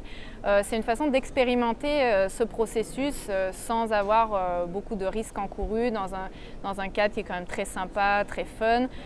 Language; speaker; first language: French; native; French